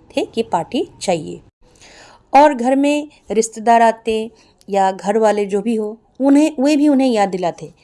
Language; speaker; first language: Hindi; non-native, local second language; Assamese